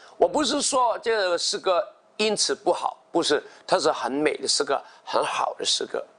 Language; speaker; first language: Chinese; non-native, local second language; Cantonese